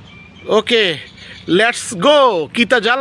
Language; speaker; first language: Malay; non-native, learner; Bangla